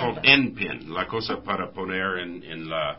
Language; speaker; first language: Spanish; non-native, learner; English